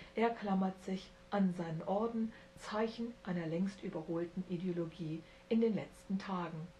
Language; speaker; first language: German; native; German